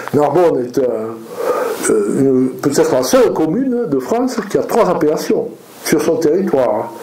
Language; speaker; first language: French; native; French